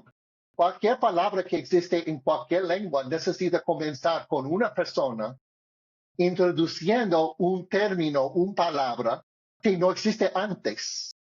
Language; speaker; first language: Spanish; non-native, learner; English